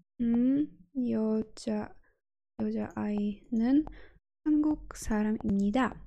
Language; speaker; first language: Korean; non-native, learner; Polish